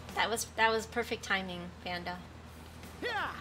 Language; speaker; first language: English; native; English